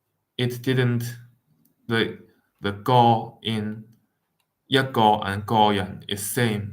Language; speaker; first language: English; non-native, fluent; Wu Chinese